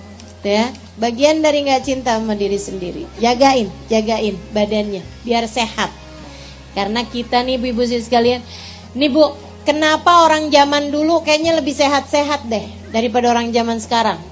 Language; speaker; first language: Indonesian; native; Indonesian